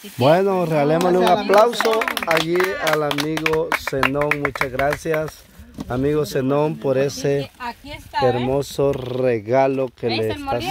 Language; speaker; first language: Spanish; native; Spanish